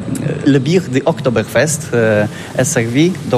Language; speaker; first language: French; non-native, learner; Polish